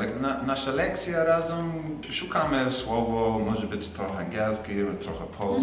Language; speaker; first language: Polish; non-native, learner; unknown